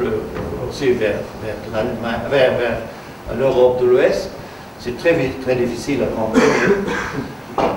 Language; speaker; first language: French; non-native, fluent; German